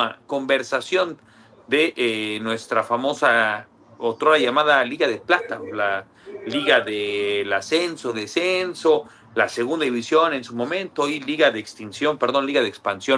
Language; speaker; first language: Spanish; native; Spanish